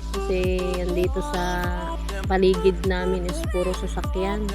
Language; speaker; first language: Filipino; non-native, local second language; Cebuano